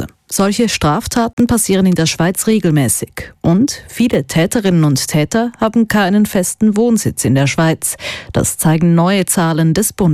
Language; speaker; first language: German; native; German